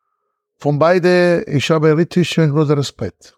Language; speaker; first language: German; non-native, learner; Italian